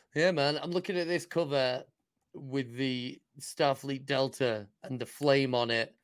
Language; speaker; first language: English; native; English